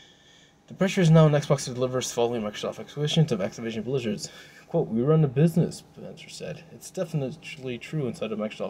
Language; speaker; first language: English; native; English